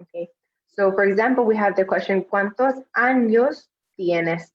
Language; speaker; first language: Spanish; non-native, fluent; English